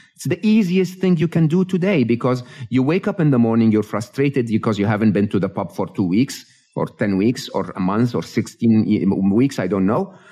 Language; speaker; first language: English; non-native, fluent; Arabic